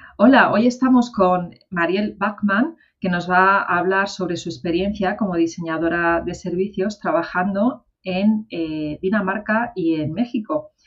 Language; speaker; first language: Spanish; native; Spanish